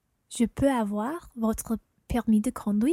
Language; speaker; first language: French; non-native, learner; English